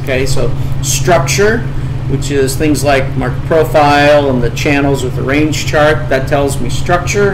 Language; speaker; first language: English; native; English